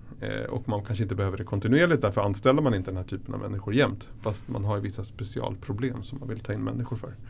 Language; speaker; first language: Swedish; early bilingual, other home language; Spanish